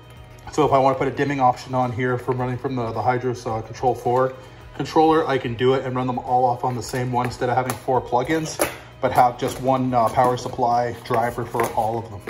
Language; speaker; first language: English; native; English